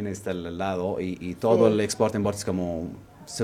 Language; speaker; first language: Spanish; non-native, learner; Arabic